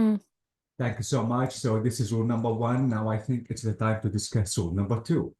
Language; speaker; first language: English; non-native, fluent; Arabic